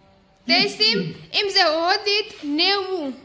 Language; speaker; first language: Hebrew; non-native, learner; Gujarati